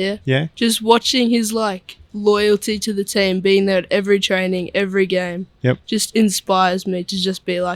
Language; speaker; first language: English; native; English